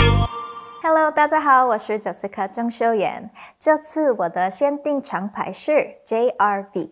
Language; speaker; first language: Chinese; non-native, learner; English